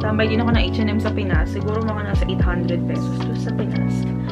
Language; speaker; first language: Filipino; native; Filipino